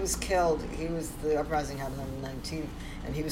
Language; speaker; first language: English; early bilingual, other home language; Polish